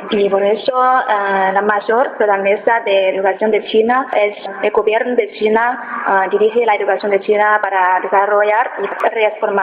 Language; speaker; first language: Spanish; non-native, learner; Chinese